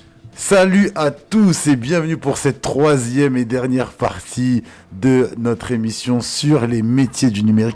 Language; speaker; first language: French; native; French